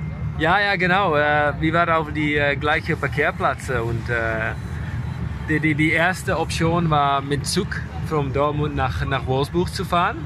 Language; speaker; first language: German; non-native, learner; Dutch